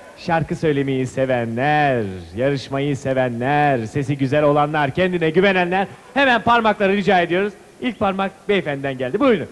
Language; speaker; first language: Turkish; native; Turkish